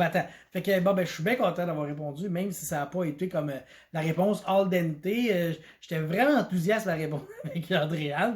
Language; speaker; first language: French; native; French